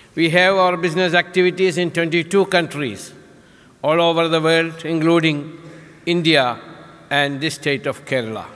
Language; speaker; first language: English; non-native, local second language; Malayalam